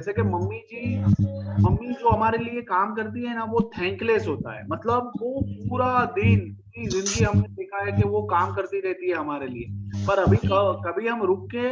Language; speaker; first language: Hindi; native; Hindi